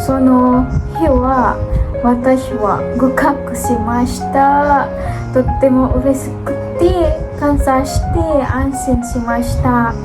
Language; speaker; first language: Japanese; non-native, learner; Indonesian